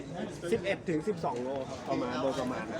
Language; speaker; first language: Thai; native; Thai